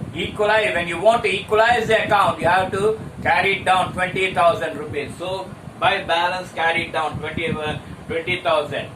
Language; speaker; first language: English; non-native, local second language; Telugu